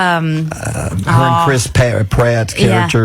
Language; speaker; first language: English; native; English